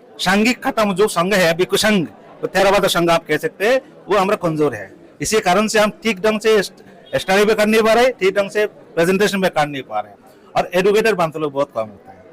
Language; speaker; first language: Hindi; non-native, fluent; Bangla